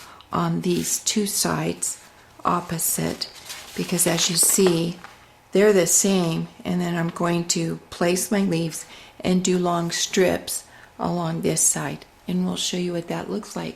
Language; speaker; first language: English; native; English